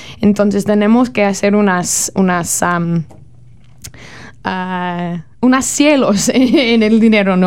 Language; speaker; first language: Spanish; non-native, learner; English